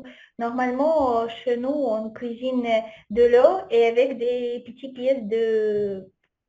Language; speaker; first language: French; non-native, fluent; Ukrainian